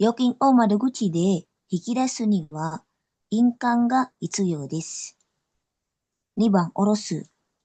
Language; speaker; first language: Japanese; non-native, learner; Indonesian